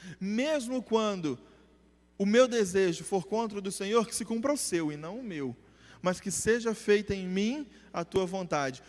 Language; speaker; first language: Portuguese; native; Portuguese